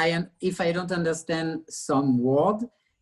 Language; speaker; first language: English; non-native, learner; French